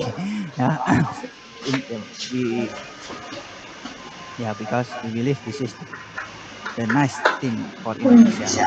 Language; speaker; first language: English; non-native, learner; Indonesian